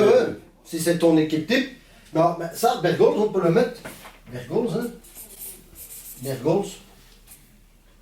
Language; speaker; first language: French; native; French